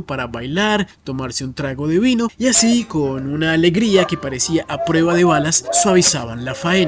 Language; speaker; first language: Spanish; native; Spanish